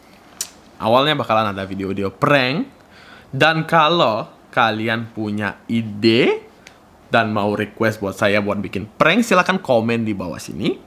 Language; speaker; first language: Indonesian; non-native, fluent; Russian